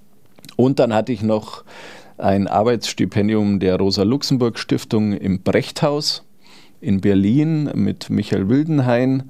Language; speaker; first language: German; native; German